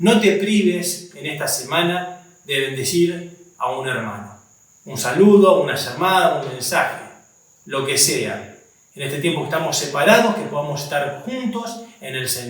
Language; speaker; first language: Spanish; native; Spanish